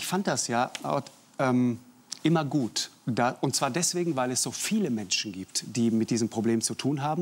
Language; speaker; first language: German; native; German